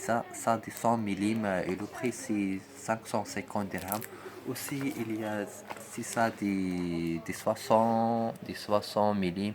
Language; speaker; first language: French; non-native, learner; Arabic